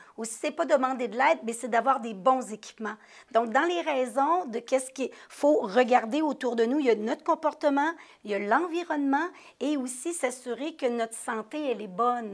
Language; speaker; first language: French; native; French